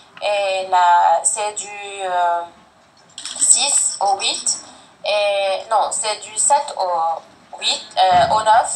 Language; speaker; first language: French; non-native, fluent; Arabic